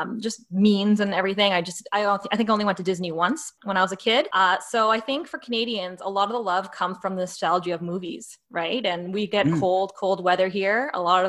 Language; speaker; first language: English; native; English